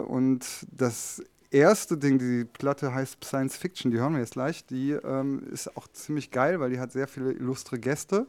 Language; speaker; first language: German; native; German